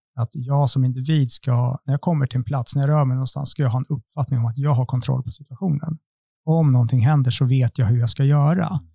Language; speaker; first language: Swedish; native; Swedish